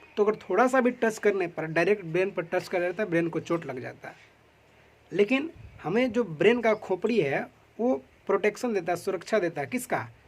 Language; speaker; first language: Hindi; native; Hindi